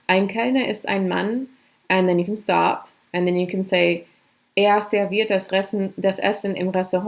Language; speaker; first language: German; non-native, fluent; English